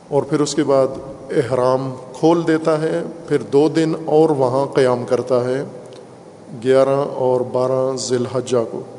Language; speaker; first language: Urdu; non-native, local second language; Punjabi